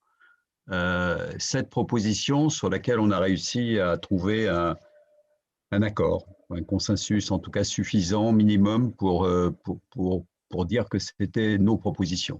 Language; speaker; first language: French; native; French